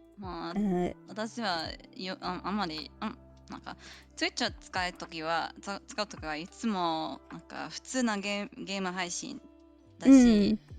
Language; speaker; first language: Japanese; non-native, learner; English